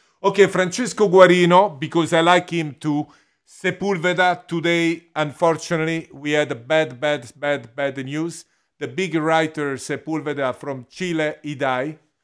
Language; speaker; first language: English; non-native, fluent; Italian